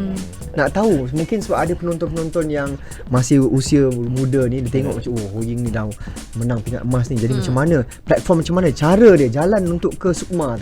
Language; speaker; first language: Malay; native; Malay